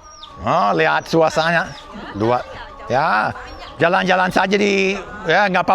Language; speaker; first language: Indonesian; non-native, fluent; English